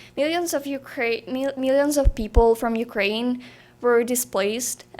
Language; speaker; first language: English; non-native, fluent; Ukrainian